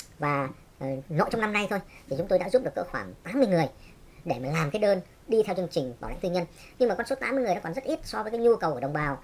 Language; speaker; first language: Vietnamese; native; Vietnamese